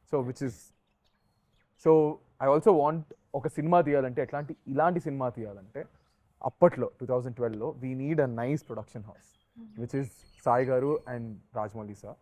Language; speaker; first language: Telugu; native; Telugu